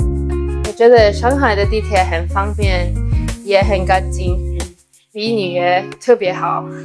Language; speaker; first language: Chinese; non-native, learner; English